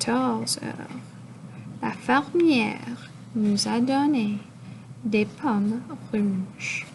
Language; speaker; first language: French; non-native, local second language; English